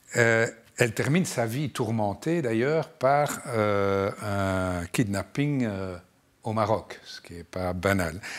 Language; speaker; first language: French; non-native, local second language; Arabic